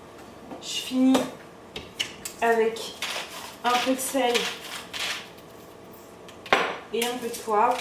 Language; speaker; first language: French; native; French